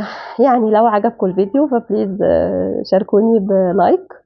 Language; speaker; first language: Arabic; native; Arabic